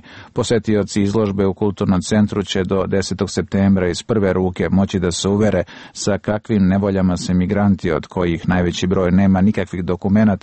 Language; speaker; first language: Serbian; native; Serbian